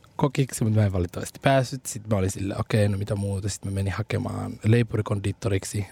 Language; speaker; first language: Finnish; early bilingual, other home language; Somali